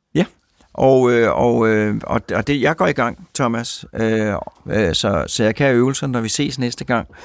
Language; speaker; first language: Danish; native; Danish